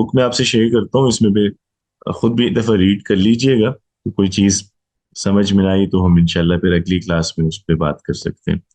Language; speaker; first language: Urdu; non-native, local second language; Punjabi